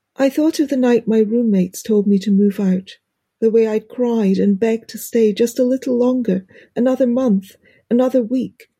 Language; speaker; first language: English; native; English